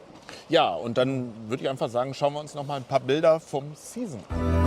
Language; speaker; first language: German; native; German